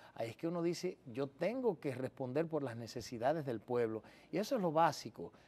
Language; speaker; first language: Spanish; early bilingual, heritage; Spanish